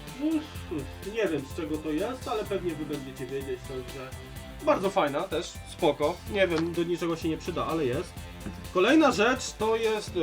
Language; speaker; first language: Polish; native; Polish